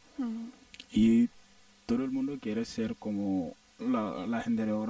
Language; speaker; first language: Spanish; non-native, learner; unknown